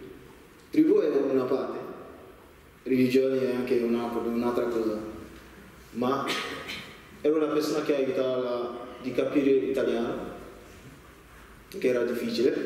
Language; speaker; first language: Italian; non-native, learner; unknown